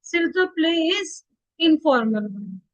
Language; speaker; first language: French; non-native, fluent; Hindi